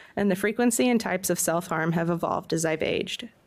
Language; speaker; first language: English; native; English